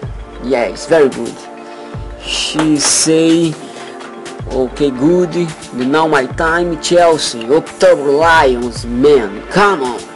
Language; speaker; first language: English; non-native, learner; Portuguese